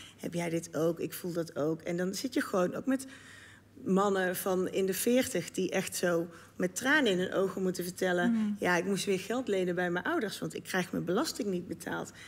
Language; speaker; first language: Dutch; native; Dutch